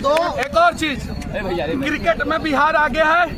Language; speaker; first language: Hindi; native; Hindi